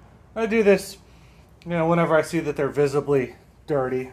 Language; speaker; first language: English; native; English